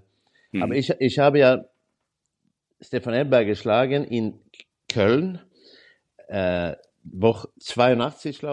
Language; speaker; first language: German; non-native, learner; Swedish